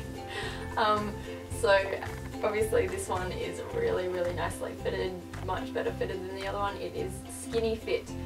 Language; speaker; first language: English; native; English